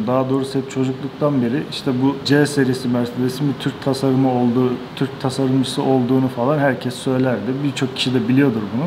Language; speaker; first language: Turkish; native; Turkish